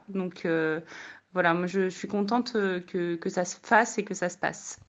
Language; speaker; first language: French; native; French